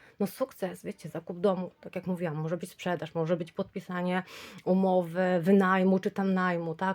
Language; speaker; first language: Polish; native; Polish